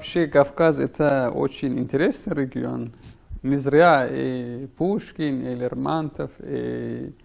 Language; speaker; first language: Russian; non-native, fluent; Persian